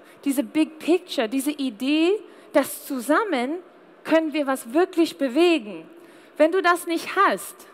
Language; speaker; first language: German; non-native, fluent; English